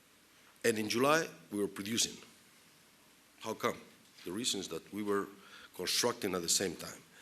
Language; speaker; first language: English; non-native, fluent; Spanish